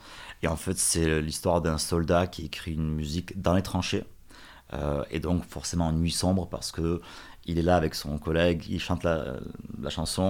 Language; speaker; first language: French; early bilingual, other home language; Russian